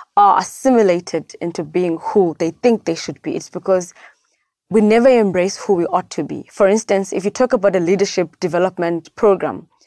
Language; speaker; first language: English; non-native, local second language; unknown